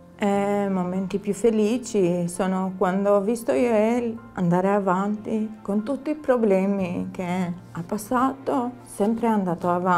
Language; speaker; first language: Italian; non-native, learner; Albanian